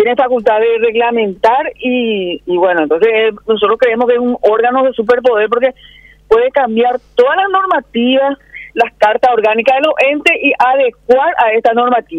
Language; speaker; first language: Spanish; native; Spanish